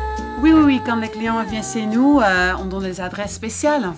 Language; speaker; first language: French; non-native, fluent; Dutch